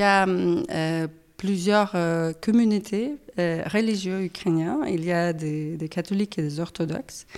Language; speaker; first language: French; non-native, fluent; Ukrainian